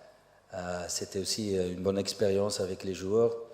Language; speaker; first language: French; non-native, fluent; Arabic